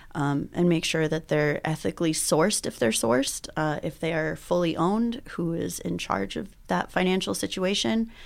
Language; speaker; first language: English; early bilingual, other home language; Spanish